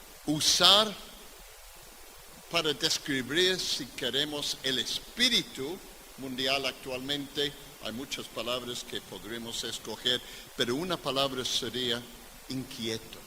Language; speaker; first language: Spanish; non-native, fluent; English